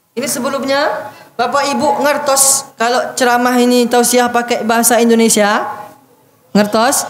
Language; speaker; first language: Malay; native; Malay